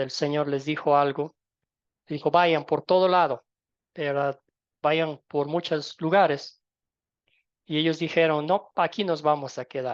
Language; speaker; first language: Spanish; native; Spanish